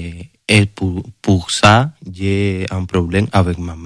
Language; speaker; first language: French; non-native, learner; Spanish